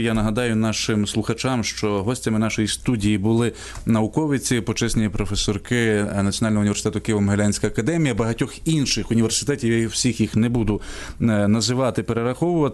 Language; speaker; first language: Ukrainian; native; Ukrainian